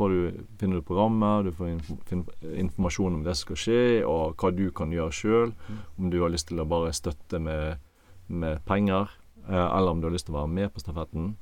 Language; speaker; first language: Norwegian; native; Norwegian